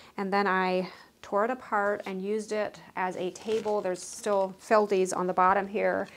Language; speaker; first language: English; native; English